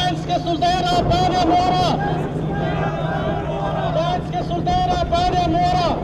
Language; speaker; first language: Danish; non-native, local second language; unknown